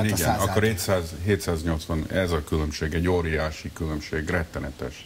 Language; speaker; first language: Hungarian; early bilingual, heritage; Hungarian